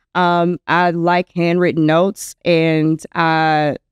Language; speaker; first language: English; native; English